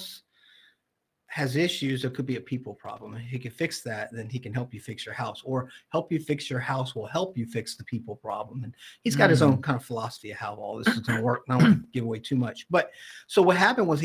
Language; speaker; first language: English; native; English